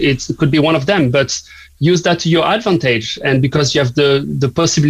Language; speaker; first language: English; non-native, fluent; French